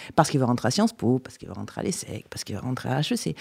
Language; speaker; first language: French; native; French